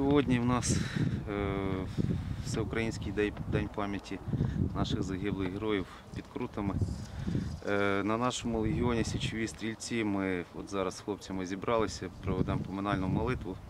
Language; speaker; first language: Ukrainian; native; Ukrainian